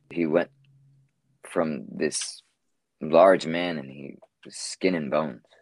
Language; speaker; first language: English; native; English